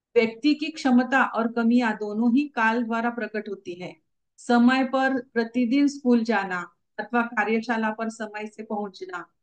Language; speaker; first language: Hindi; non-native, local second language; Marathi